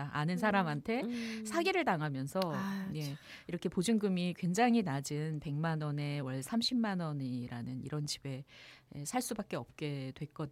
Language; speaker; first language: Korean; native; Korean